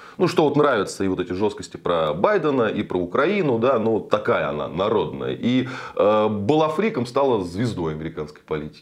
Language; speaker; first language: Russian; native; Russian